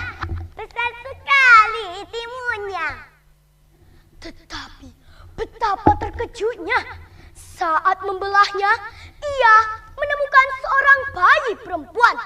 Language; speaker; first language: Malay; non-native, local second language; Javanese